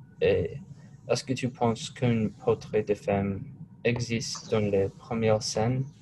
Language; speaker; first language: French; non-native, learner; English